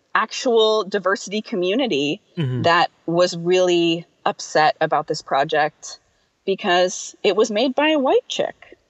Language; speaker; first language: English; native; English